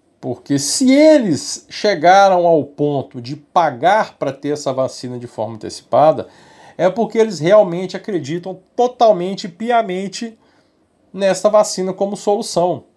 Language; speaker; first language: Portuguese; native; Portuguese